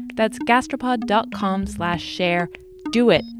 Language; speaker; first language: English; native; English